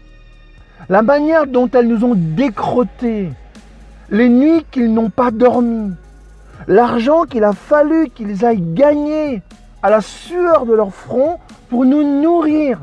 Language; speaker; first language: French; early bilingual, other home language; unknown